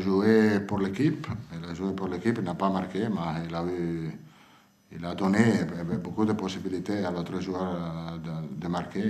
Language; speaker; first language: French; non-native, fluent; Italian